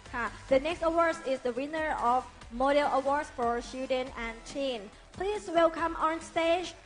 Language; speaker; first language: English; non-native, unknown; Thai